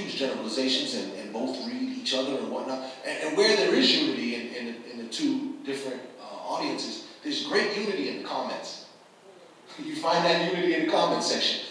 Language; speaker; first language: English; native; English